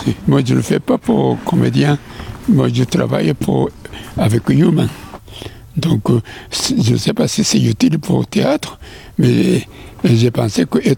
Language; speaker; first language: French; non-native, learner; Japanese